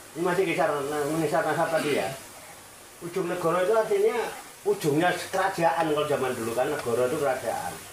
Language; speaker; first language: Indonesian; non-native, local second language; Javanese